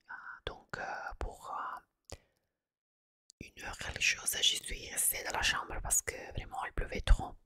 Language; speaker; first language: French; non-native, fluent; Italian